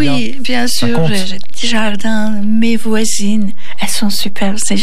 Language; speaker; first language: French; non-native, learner; Turkish